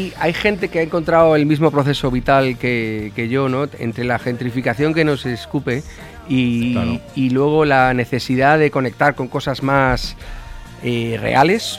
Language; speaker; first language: Spanish; native; Spanish